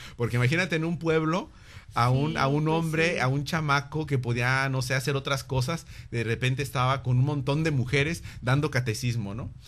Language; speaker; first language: Spanish; native; Spanish